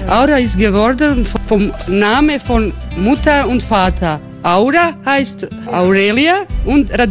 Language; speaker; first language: German; non-native, learner; Croatian